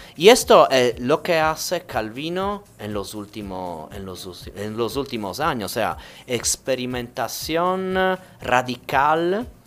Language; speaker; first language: Spanish; non-native, fluent; Italian